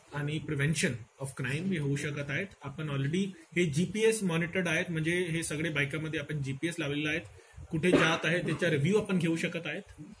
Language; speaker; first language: Marathi; non-native, local second language; Hindi